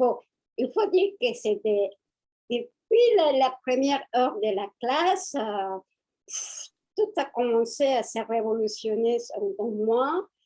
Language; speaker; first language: French; non-native, fluent; Spanish